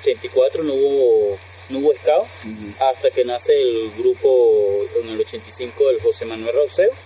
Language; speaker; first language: Spanish; native; Spanish